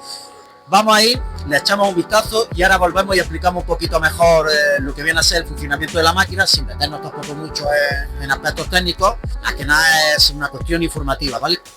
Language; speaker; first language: Spanish; native; Spanish